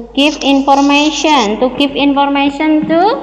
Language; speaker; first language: English; non-native, learner; Indonesian